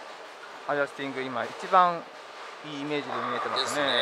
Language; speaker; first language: Japanese; native; Japanese